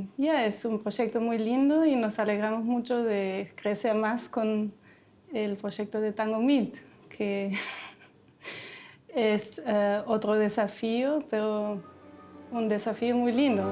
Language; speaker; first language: Spanish; non-native, fluent; German